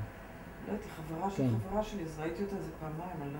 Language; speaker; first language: Hebrew; native; Hebrew